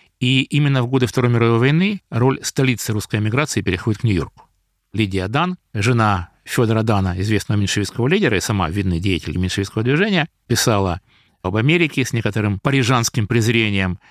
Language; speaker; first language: Russian; native; Russian